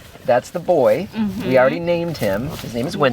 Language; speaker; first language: English; native; English